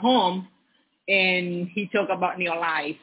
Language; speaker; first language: English; non-native, learner; Spanish